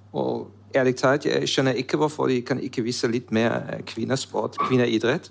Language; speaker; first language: Norwegian; non-native, learner; German